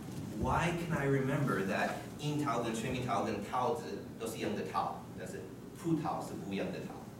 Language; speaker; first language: Chinese; non-native, learner; English